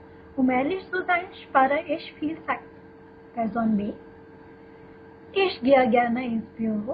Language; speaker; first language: German; non-native, fluent; Hindi